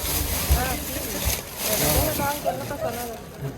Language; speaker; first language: Spanish; non-native, learner; Filipino